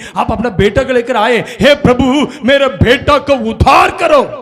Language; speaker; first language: Hindi; non-native, local second language; Tamil